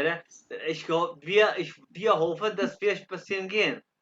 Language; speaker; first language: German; non-native, fluent; Urdu